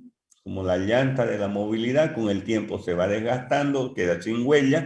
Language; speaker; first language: Spanish; native; Spanish